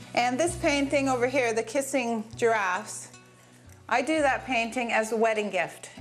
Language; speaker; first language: English; native; English